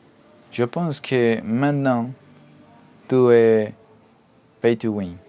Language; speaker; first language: French; non-native, learner; Spanish